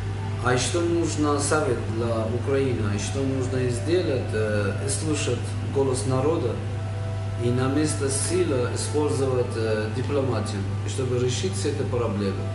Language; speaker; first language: Russian; non-native, fluent; Persian